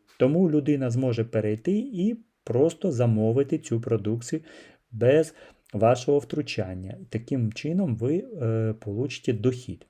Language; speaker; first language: Ukrainian; non-native, local second language; Russian